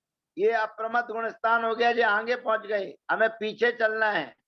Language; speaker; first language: Hindi; native; Hindi